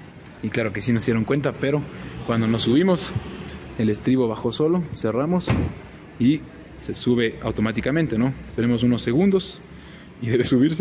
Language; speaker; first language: Spanish; native; Spanish